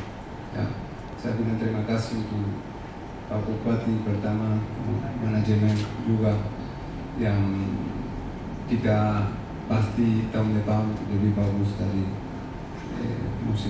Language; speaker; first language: Indonesian; non-native, learner; Spanish